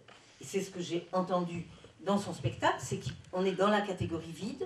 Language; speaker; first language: French; native; French